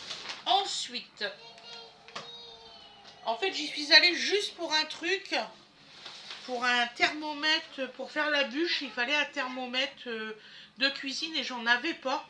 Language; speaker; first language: French; native; French